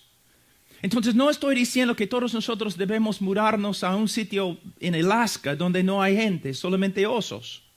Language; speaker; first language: Spanish; non-native, fluent; English